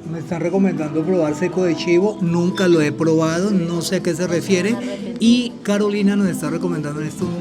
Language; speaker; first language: Spanish; native; Spanish